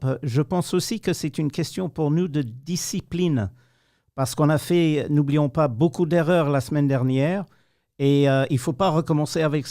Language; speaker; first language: French; non-native, fluent; English